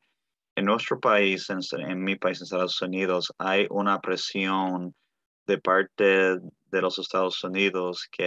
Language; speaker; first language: Spanish; early bilingual, heritage; Spanish